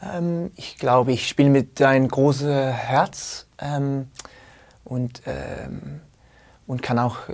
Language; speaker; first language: German; non-native, learner; Danish